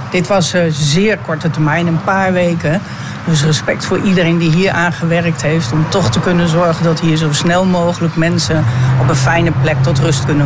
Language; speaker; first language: Dutch; native; Dutch